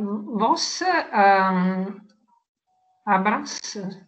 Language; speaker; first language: Spanish; non-native, learner; Italian